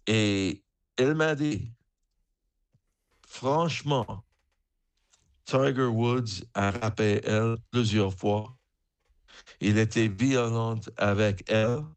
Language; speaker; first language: French; non-native, fluent; English